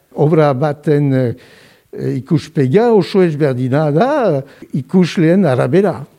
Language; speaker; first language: Basque; non-native, local second language; French